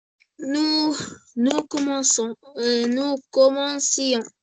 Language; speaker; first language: French; non-native, learner; Arabic